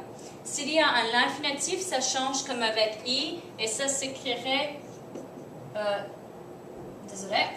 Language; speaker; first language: French; non-native, fluent; English